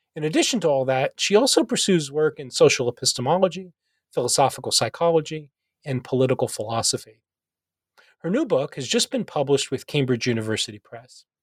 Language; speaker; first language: English; native; English